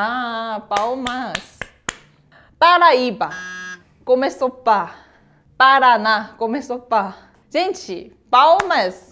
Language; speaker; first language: Portuguese; non-native, learner; Korean